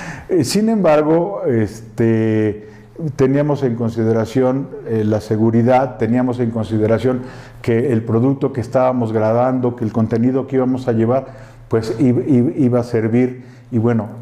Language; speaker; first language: Spanish; native; Spanish